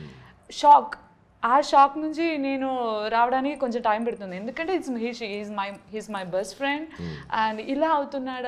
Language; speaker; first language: Telugu; non-native, learner; Malayalam